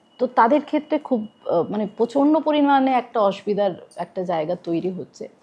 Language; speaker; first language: Bangla; non-native, local second language; Santali